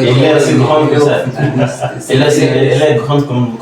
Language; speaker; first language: French; non-native, learner; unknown